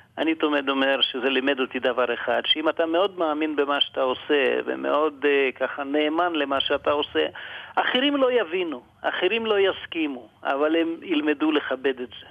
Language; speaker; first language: Hebrew; non-native, fluent; Russian